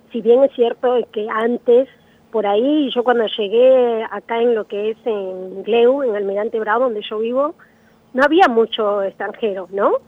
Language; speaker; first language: Spanish; native; Spanish